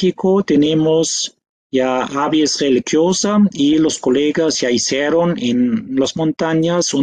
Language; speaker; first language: Spanish; non-native, fluent; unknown